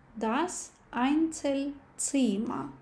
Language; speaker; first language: German; non-native, fluent; Ukrainian